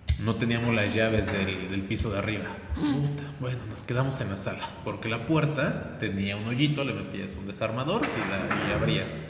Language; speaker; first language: Spanish; native; Spanish